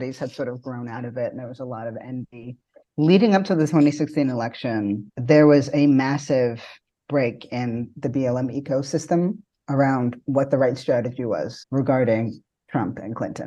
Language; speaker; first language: English; native; English